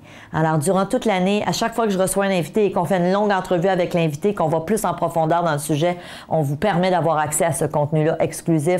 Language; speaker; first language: French; native; French